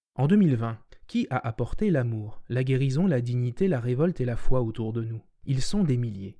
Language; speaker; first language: French; native; French